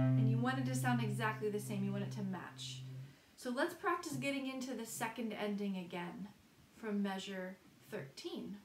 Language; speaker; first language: English; native; English